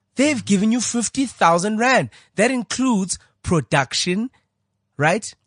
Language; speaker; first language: English; non-native, local second language; Xhosa